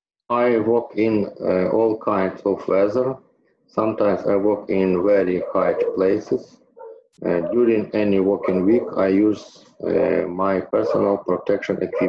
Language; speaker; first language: English; non-native, learner; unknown